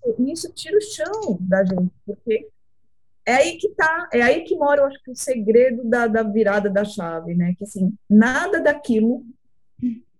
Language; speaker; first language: Portuguese; native; Portuguese